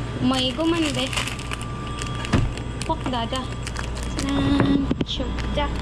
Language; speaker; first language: Korean; early bilingual, other home language; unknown